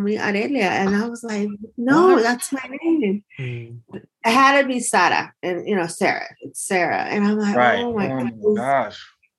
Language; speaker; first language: English; early bilingual, other home language; Spanish